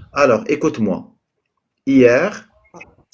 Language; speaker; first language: French; non-native, local second language; Arabic